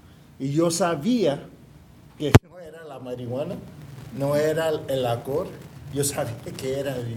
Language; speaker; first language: Spanish; early bilingual, heritage; Spanish